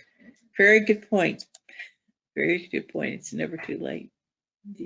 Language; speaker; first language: English; native; English